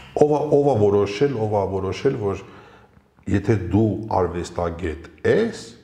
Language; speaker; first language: Armenian; early bilingual, heritage; Armenian